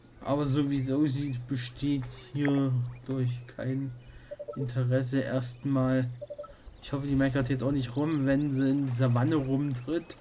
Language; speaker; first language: German; native; German